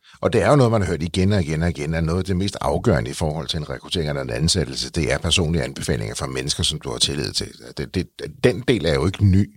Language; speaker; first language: Danish; native; Danish